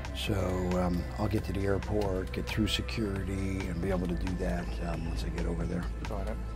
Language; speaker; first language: English; native; English